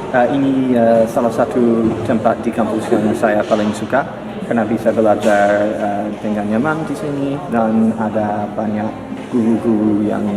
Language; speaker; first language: Indonesian; non-native, fluent; English